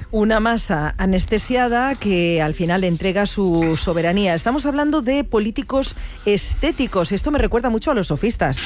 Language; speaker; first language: Spanish; native; Spanish